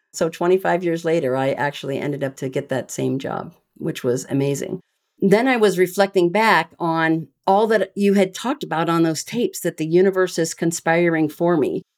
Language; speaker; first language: English; native; English